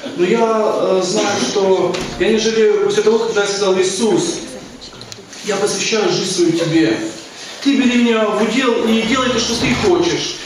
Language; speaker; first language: Russian; native; Russian